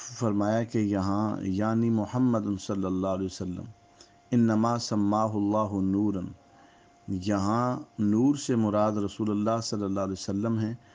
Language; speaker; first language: Urdu; native; Urdu